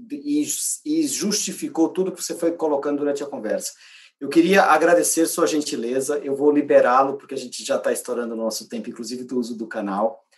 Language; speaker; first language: Portuguese; native; Portuguese